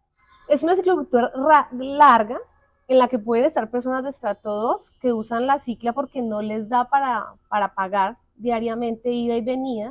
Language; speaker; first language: Spanish; native; Spanish